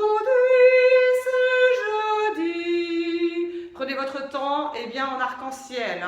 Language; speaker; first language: French; native; French